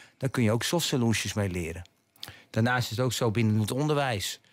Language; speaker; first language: Dutch; native; Dutch